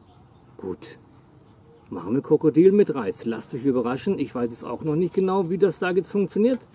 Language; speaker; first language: German; native; German